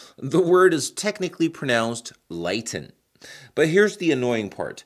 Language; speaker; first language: English; non-native, fluent; Chinese